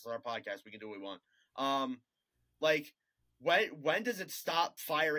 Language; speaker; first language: English; native; English